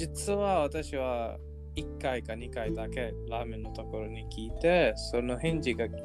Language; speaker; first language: Japanese; non-native, learner; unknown